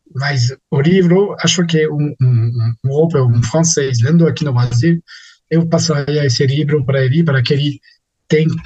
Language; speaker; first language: Portuguese; non-native, fluent; French